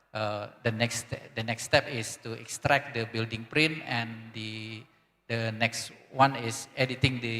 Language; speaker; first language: English; non-native, learner; Indonesian